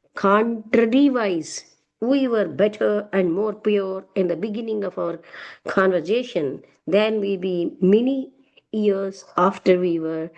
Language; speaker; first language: English; non-native, local second language; Telugu